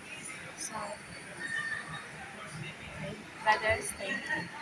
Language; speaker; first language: English; non-native, local second language; Filipino